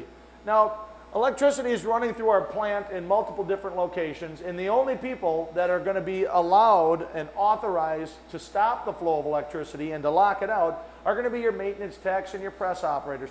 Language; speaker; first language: English; native; English